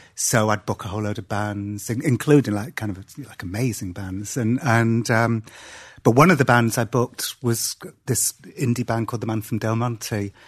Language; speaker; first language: English; native; English